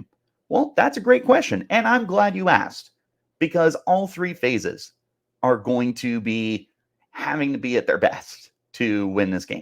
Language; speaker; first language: English; native; English